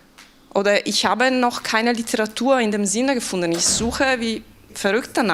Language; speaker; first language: German; non-native, fluent; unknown